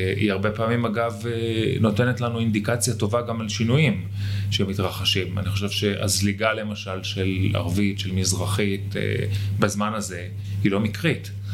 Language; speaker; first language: Hebrew; native; Hebrew